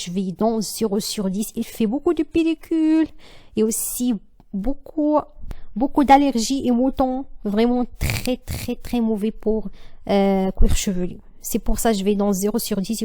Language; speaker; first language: French; non-native, learner; Arabic